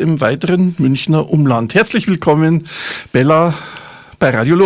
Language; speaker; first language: German; native; German